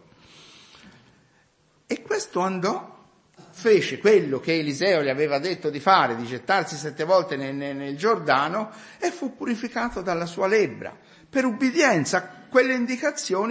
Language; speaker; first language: Italian; native; Italian